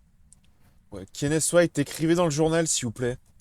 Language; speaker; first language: French; native; French